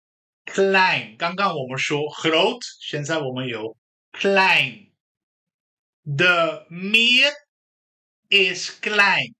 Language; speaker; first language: Dutch; non-native, fluent; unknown